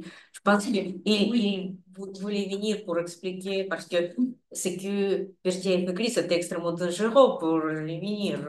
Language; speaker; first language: French; non-native, fluent; Russian